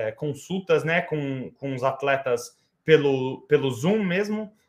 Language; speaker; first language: Portuguese; early bilingual, heritage; English